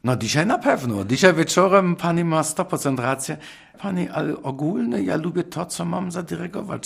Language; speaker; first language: Polish; non-native, fluent; German